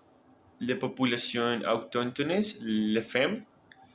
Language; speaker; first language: French; non-native, learner; Spanish